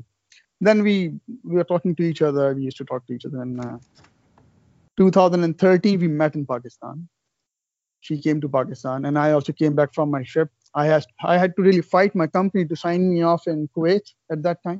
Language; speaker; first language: English; non-native, local second language; Urdu